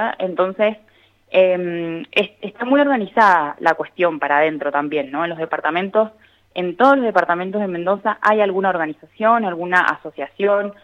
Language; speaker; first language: Spanish; native; Spanish